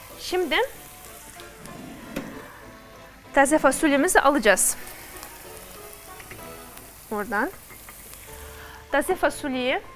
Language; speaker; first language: Turkish; non-native, fluent; Russian